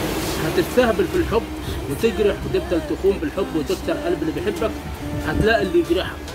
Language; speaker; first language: Arabic; native; Arabic